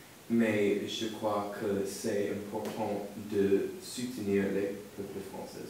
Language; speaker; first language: French; non-native, learner; English